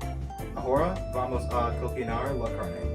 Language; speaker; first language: Spanish; non-native, learner; English